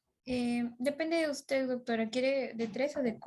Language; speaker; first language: Spanish; native; Spanish